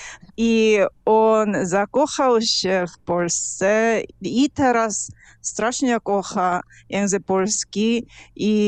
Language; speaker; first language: Polish; non-native, fluent; Korean